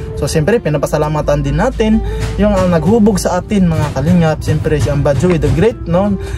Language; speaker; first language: Filipino; non-native, local second language; Cebuano